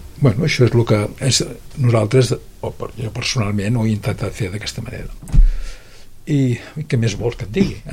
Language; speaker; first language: Catalan; native; Catalan